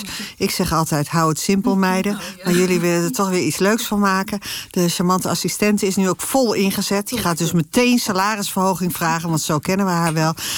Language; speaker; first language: Dutch; native; Dutch